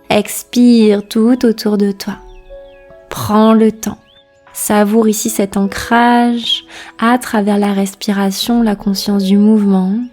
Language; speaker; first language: French; native; French